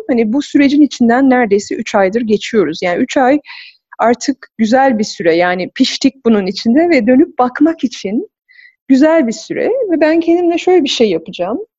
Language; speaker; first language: Turkish; native; Turkish